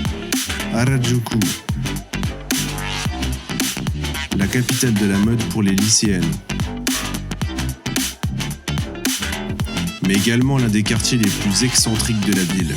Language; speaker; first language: French; native; French